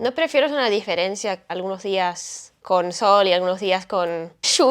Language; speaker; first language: Spanish; non-native, learner; English